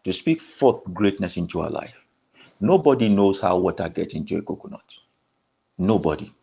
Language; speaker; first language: English; non-native, local second language; Yoruba